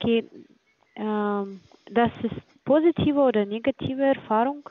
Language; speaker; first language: German; non-native, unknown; Polish